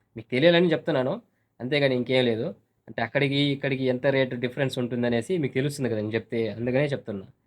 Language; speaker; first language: Telugu; non-native, local second language; Urdu